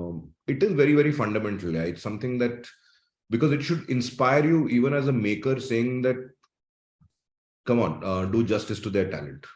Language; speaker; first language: English; non-native, local second language; Malayalam